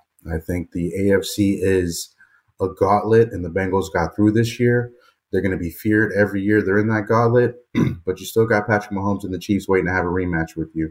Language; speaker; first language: English; native; English